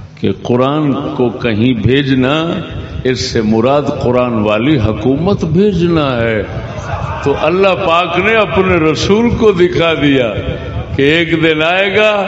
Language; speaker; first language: Urdu; non-native, local second language; Punjabi